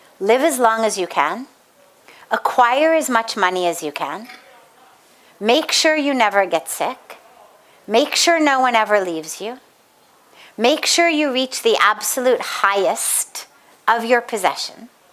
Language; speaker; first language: English; native; English